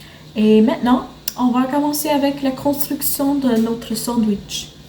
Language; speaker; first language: French; non-native, learner; English